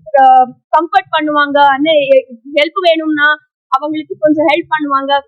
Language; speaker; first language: Tamil; non-native, fluent; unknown